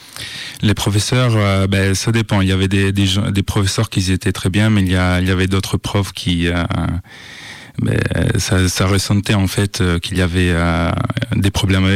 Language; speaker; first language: French; non-native, fluent; Italian